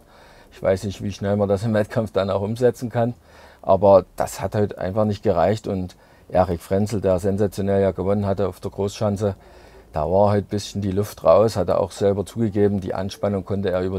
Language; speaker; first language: German; native; German